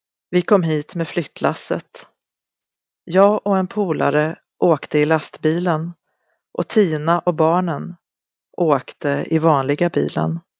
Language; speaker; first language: Swedish; native; Swedish